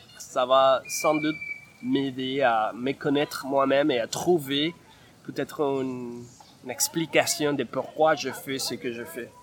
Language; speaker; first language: French; non-native, fluent; Spanish